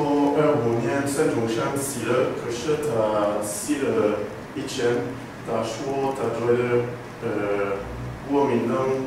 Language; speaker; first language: Chinese; non-native, learner; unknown